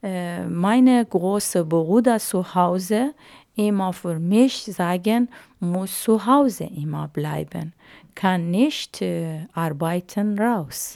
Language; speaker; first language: German; non-native, learner; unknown